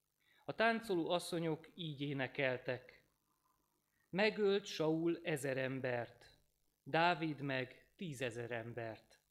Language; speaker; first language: Hungarian; native; Hungarian